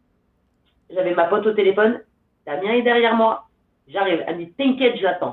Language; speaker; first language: French; native; French